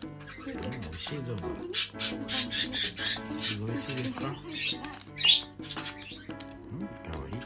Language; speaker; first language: Japanese; native; Japanese